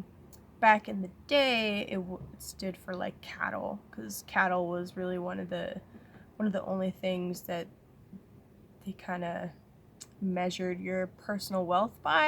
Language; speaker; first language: English; native; English